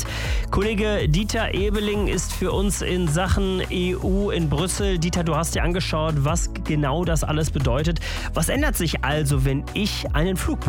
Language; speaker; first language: German; native; German